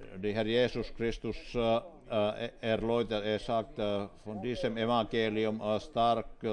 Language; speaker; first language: German; non-native, fluent; Finnish